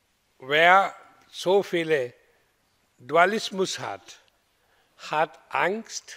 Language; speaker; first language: German; non-native, learner; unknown